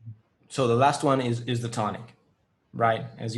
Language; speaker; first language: English; non-native, fluent; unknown